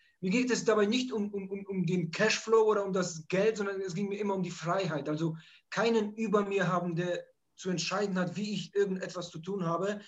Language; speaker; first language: German; early bilingual, other home language; Polish